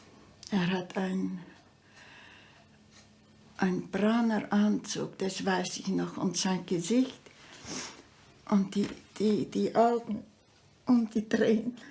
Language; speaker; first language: German; early bilingual, heritage; German